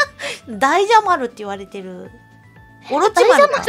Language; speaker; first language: Japanese; native; Japanese